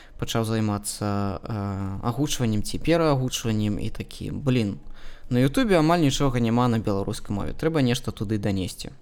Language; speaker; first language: Belarusian; non-native, local second language; Russian